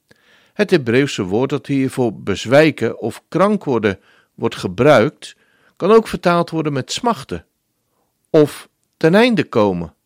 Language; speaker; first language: Dutch; native; Dutch